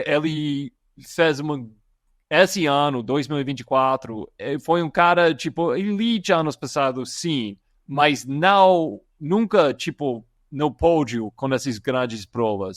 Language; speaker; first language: Portuguese; non-native, fluent; English